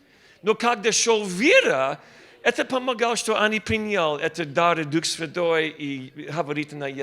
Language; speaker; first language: Russian; non-native, learner; English